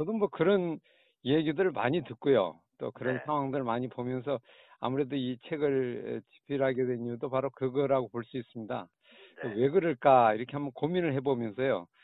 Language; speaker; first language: Korean; native; Korean